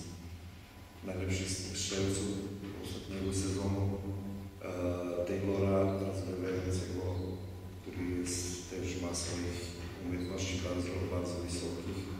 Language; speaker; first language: Polish; non-native, fluent; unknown